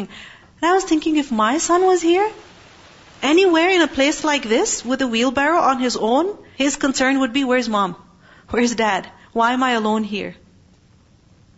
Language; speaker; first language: English; non-native, local second language; Urdu